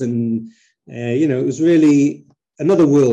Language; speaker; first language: English; native; English